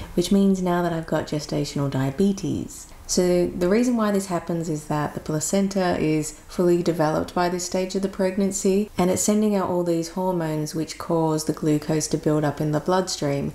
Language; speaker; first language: English; native; English